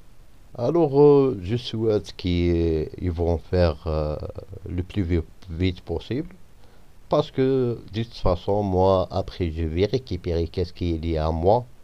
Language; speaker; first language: French; non-native, fluent; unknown